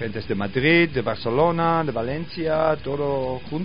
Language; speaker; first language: Spanish; non-native, learner; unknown